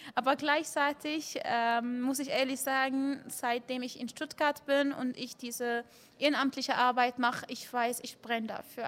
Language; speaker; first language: German; early bilingual, other home language; Arabic